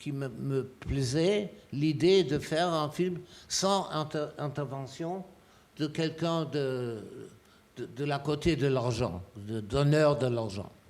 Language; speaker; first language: French; non-native, fluent; German